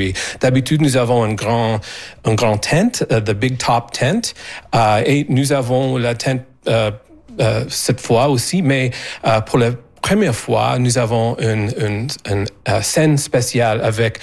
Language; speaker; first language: French; non-native, learner; English